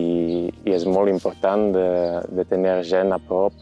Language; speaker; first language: Catalan; non-native, fluent; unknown